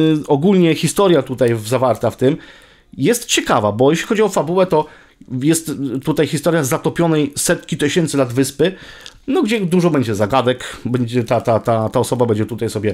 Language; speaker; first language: Polish; native; Polish